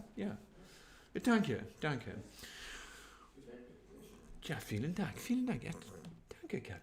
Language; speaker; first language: German; non-native, learner; English